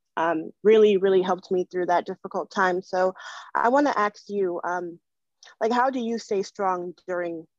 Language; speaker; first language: English; early bilingual, other home language; Wolof